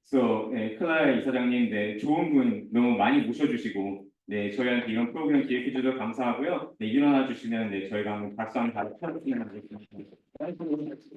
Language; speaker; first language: Korean; early bilingual, heritage; Korean